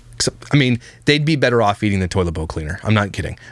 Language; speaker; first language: English; native; English